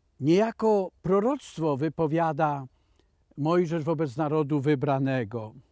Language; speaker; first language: Polish; native; Polish